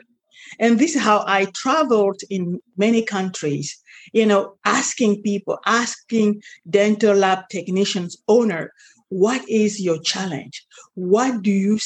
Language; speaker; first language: English; non-native, local second language; French